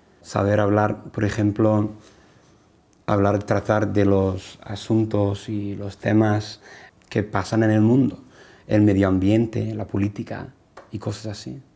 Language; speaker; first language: Spanish; non-native, fluent; English